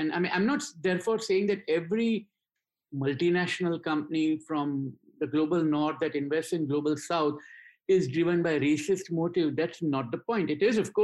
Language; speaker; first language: English; non-native, local second language; Gujarati